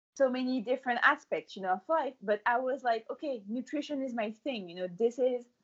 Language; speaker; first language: English; non-native, fluent; French